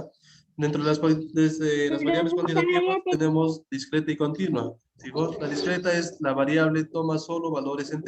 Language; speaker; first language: Spanish; native; Spanish